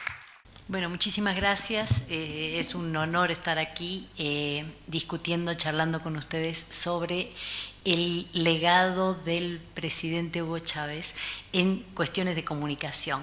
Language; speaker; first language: Spanish; native; Spanish